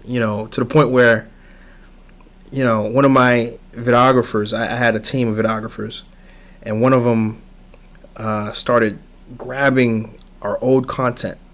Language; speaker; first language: English; early bilingual, other home language; Haitian Creole